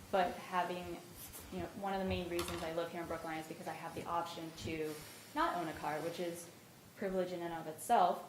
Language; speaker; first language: English; native; English